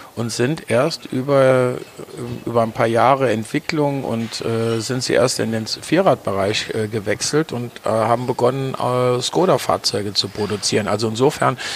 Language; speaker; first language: German; native; German